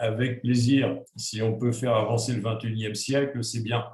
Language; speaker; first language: French; native; French